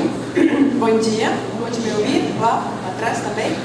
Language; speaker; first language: Portuguese; non-native, fluent; Estonian